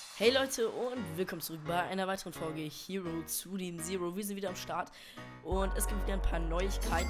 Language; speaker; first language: German; native; German